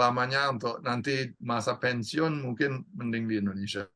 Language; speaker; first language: Indonesian; non-native, fluent; English